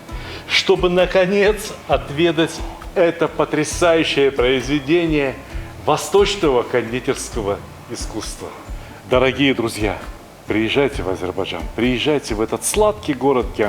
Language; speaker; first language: Russian; native; Russian